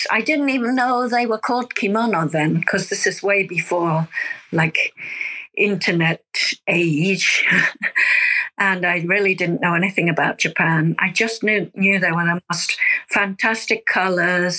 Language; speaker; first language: English; native; English